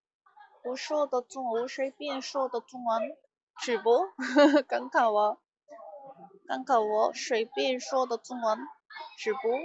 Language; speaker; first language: Chinese; non-native, learner; Korean